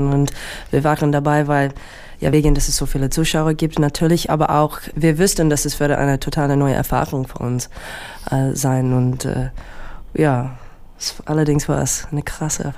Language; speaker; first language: German; non-native, fluent; English